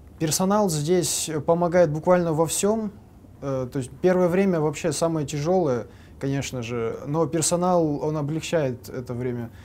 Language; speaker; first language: Russian; native; Russian